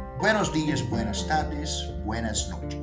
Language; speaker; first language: Spanish; non-native, fluent; Portuguese